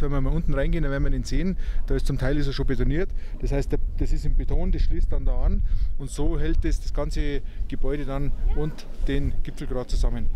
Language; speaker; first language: German; native; German